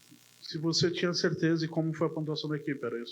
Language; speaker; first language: Portuguese; native; Portuguese